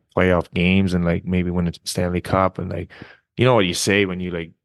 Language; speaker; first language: English; non-native, fluent; German